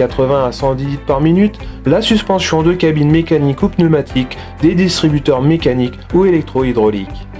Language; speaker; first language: French; native; French